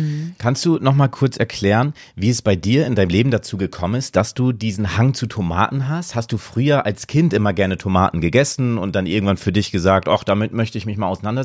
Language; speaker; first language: German; native; German